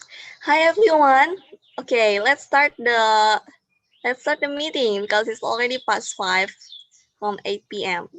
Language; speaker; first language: English; non-native, fluent; Indonesian